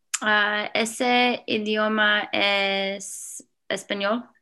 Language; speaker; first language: Spanish; non-native, learner; English